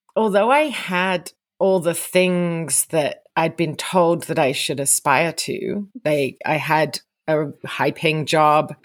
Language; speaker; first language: English; native; English